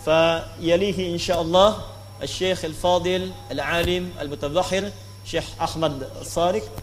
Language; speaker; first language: Arabic; non-native, fluent; Indonesian